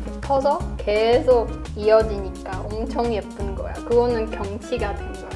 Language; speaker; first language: Korean; non-native, fluent; Chinese